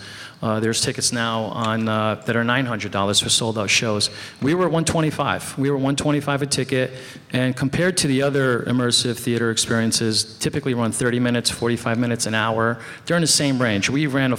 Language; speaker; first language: English; native; English